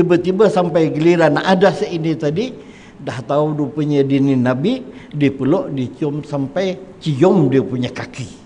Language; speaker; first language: Malay; native; Malay